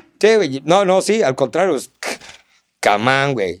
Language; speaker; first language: Spanish; early bilingual, heritage; Spanish